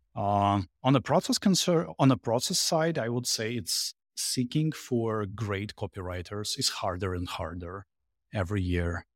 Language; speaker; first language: English; non-native, fluent; Russian